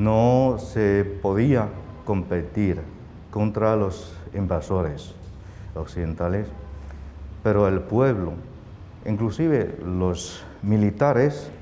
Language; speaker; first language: Spanish; non-native, fluent; Chinese